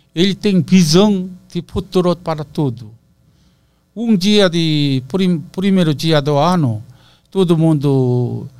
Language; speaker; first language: Portuguese; non-native, learner; Korean